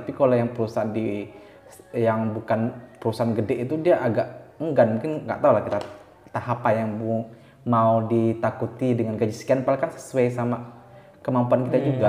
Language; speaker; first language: Indonesian; native; Indonesian